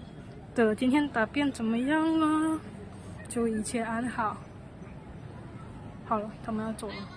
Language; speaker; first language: Chinese; non-native, fluent; Mongolian